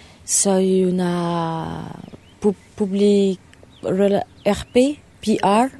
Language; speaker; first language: Spanish; non-native, learner; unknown